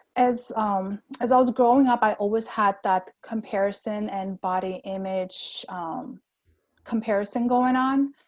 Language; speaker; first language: English; non-native, fluent; Armenian